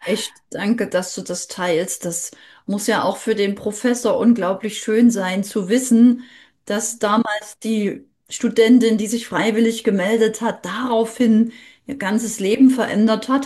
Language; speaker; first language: German; native; German